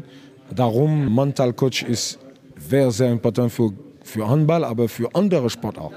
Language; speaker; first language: German; non-native, learner; French